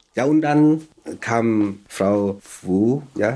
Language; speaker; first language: German; non-native, fluent; Vietnamese